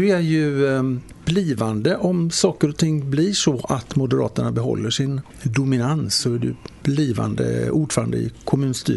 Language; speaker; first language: Swedish; native; Swedish